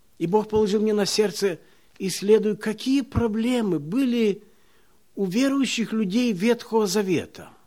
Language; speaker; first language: Russian; non-native, local second language; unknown